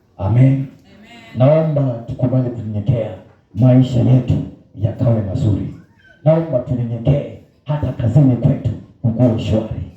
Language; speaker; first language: Swahili; non-native, local second language; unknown